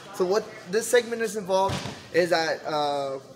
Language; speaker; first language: English; early bilingual, other home language; Spanish